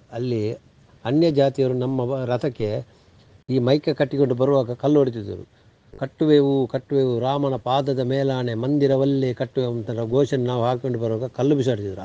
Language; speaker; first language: Kannada; non-native, local second language; Tulu